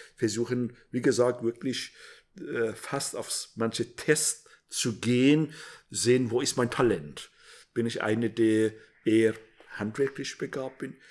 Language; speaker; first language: German; non-native, fluent; Persian